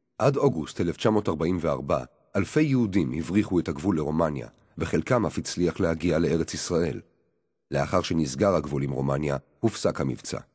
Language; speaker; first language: Hebrew; native; Hebrew